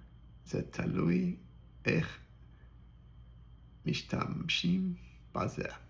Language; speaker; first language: Hebrew; non-native, learner; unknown